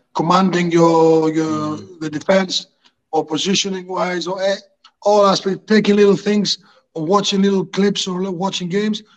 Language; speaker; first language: English; non-native, fluent; Greek